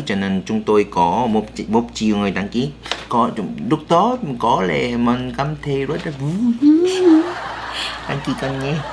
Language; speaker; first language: Vietnamese; non-native, learner; Korean